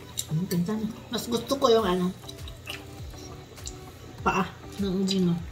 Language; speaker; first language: Korean; non-native, local second language; Filipino